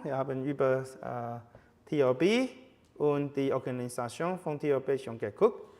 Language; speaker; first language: German; non-native, fluent; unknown